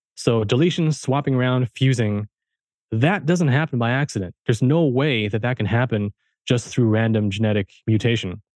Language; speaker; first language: English; early bilingual, heritage; German